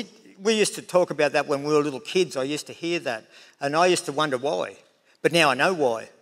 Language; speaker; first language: English; native; English